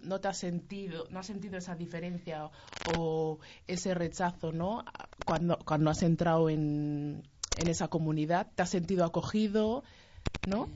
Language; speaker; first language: Spanish; native; Spanish